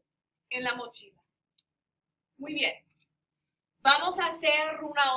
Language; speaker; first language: Spanish; non-native, fluent; English